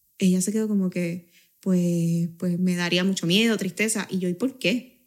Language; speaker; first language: Spanish; native; Spanish